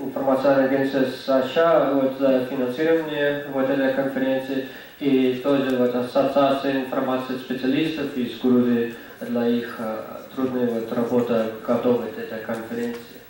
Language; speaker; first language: Russian; non-native, learner; English